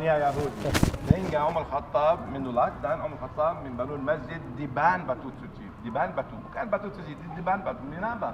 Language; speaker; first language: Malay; non-native, learner; Arabic